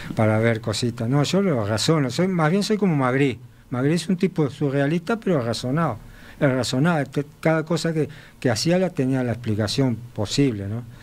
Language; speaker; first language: Spanish; native; Spanish